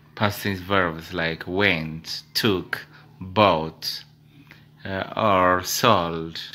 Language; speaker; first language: English; non-native, fluent; Amharic